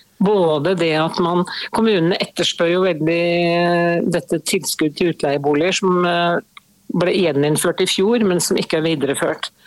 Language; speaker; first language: Norwegian; native; Norwegian